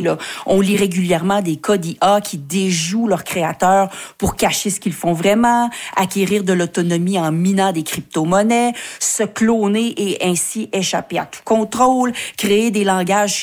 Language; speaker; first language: French; native; French